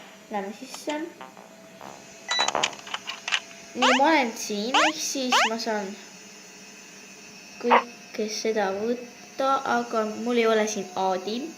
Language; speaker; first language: Estonian; non-native, local second language; Russian